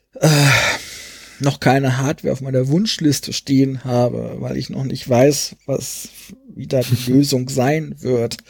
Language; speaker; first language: German; native; German